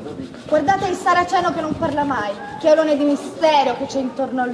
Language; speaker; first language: Italian; native; Italian